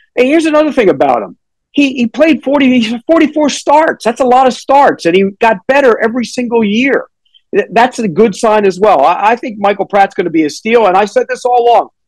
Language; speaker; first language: English; native; English